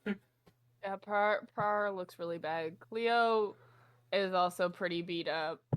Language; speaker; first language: English; native; English